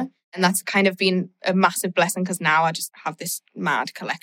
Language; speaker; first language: English; native; English